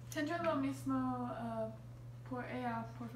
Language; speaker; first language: Spanish; non-native, learner; English